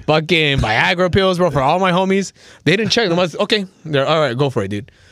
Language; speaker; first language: English; early bilingual, other home language; Spanish